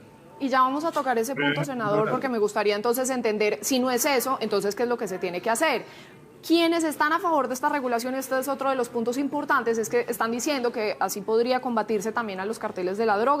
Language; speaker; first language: Spanish; native; Spanish